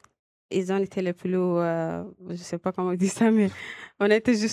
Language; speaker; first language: French; non-native, learner; Arabic